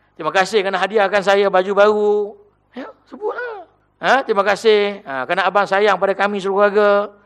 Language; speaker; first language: Malay; native; Malay